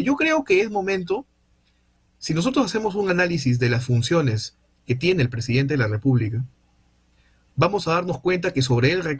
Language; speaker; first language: Spanish; native; Spanish